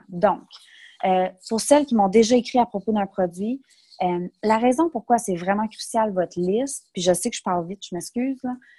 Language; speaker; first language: French; native; French